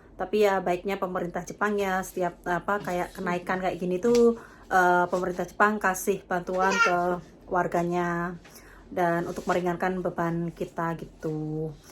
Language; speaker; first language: Indonesian; native; Indonesian